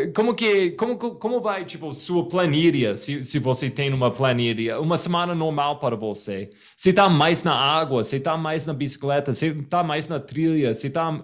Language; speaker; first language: Portuguese; non-native, fluent; English